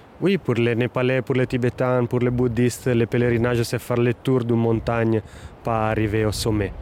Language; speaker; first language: French; non-native, fluent; Italian